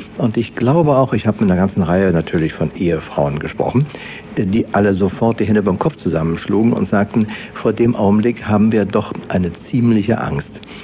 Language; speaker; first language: German; native; German